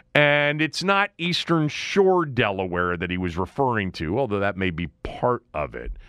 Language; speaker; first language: English; native; English